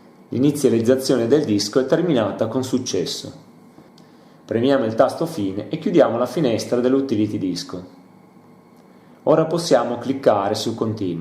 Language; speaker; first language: Italian; native; Italian